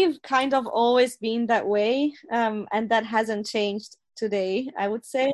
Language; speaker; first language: English; non-native, fluent; Italian